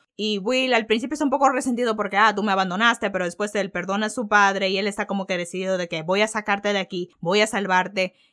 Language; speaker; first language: Spanish; early bilingual, heritage; Spanish